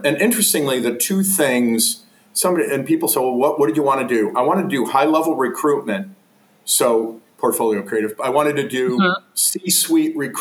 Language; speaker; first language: English; native; English